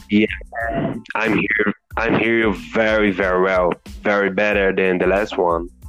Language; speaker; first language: English; non-native, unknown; Portuguese